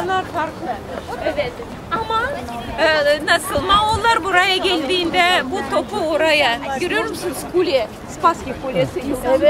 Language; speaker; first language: Turkish; non-native, fluent; Russian